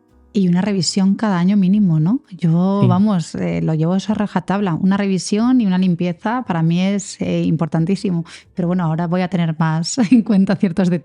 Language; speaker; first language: Spanish; native; Spanish